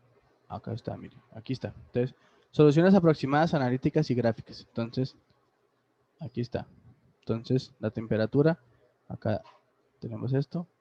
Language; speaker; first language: Spanish; native; Spanish